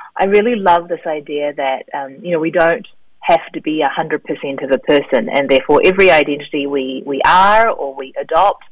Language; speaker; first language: English; native; English